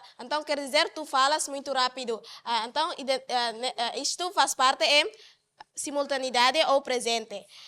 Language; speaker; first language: Portuguese; non-native, learner; Tetum